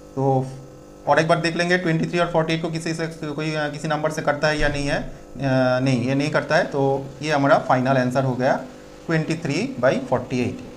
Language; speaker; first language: Hindi; non-native, local second language; Bangla